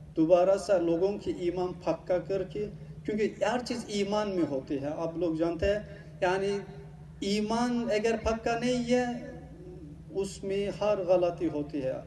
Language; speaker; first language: Urdu; non-native, learner; Turkish